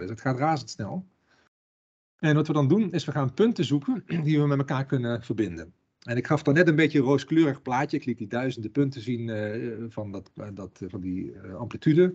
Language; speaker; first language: Dutch; native; Dutch